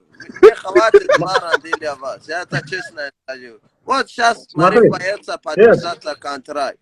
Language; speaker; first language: Russian; non-native, learner; Persian